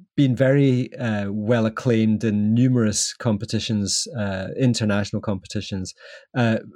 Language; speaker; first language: English; native; English